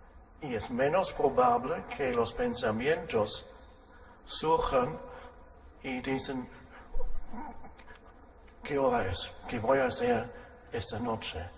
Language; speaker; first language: Spanish; non-native, fluent; German